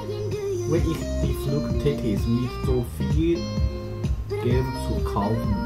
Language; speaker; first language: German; non-native, learner; Chinese